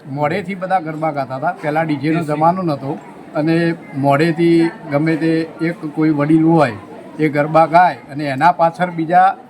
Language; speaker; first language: Gujarati; native; Gujarati